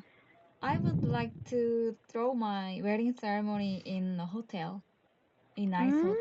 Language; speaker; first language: English; non-native, learner; Korean